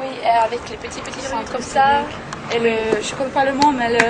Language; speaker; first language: French; non-native, learner; Norwegian